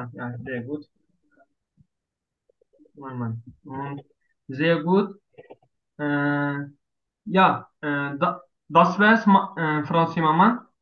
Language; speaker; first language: German; non-native, learner; Turkish